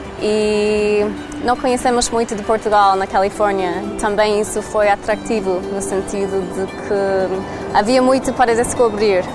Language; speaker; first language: Portuguese; non-native, learner; English